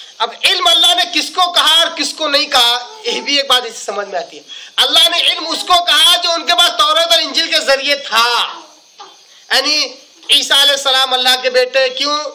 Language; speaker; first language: Urdu; native; Urdu